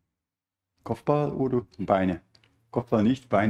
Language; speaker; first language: German; native; German